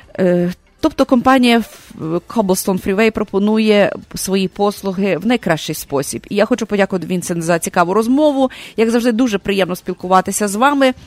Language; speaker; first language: Ukrainian; native; Ukrainian